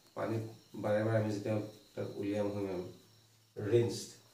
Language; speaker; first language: English; non-native, local second language; Assamese